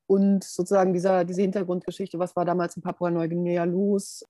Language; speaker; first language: German; native; German